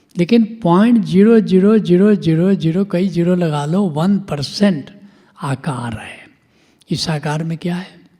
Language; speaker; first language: Hindi; non-native, local second language; Bhojpuri